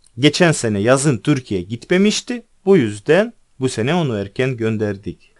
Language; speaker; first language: Turkish; non-native, fluent; Russian